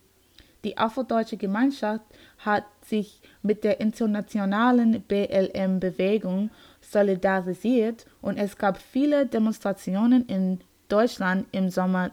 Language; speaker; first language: German; non-native, learner; English